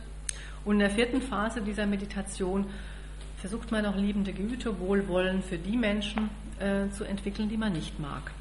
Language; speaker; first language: German; native; German